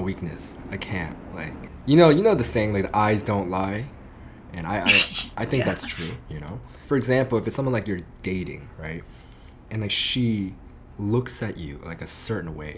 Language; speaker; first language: English; native; English